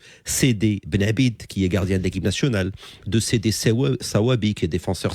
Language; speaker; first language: French; non-native, local second language; Arabic